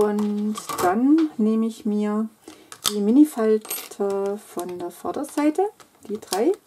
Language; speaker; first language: German; native; German